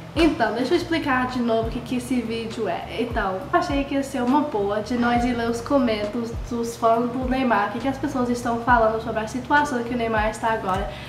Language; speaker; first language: Portuguese; early bilingual, heritage; Portuguese